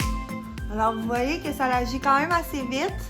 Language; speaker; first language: French; native; French